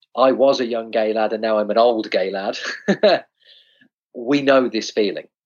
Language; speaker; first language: English; native; English